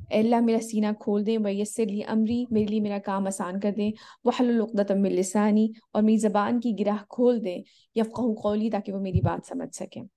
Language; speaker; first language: Urdu; native; Urdu